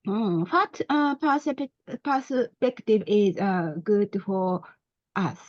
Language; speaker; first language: English; non-native, learner; Japanese